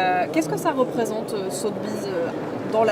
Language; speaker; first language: French; native; French